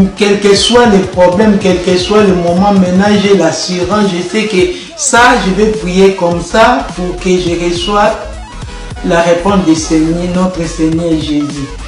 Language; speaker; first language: French; non-native, local second language; Lingala